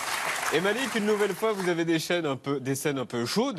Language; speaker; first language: French; native; French